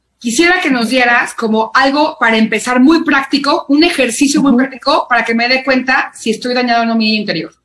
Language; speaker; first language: Spanish; native; Spanish